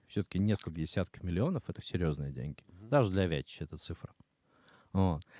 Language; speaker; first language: Russian; native; Russian